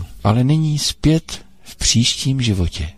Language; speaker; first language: Czech; native; Czech